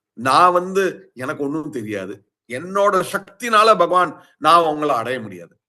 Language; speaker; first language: Tamil; early bilingual, heritage; Tamil